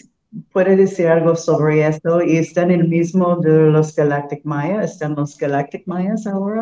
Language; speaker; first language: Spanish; non-native, learner; English